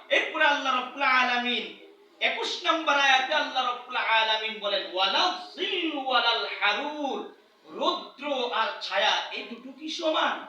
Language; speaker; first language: Bangla; native; Bangla